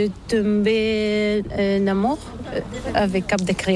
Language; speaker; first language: French; non-native, learner; Bulgarian